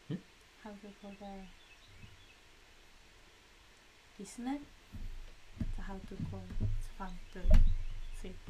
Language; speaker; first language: English; non-native, learner; Japanese